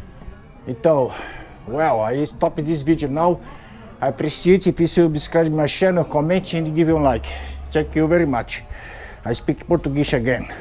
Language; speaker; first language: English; non-native, learner; Portuguese